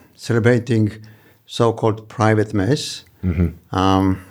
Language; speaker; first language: English; non-native, fluent; Polish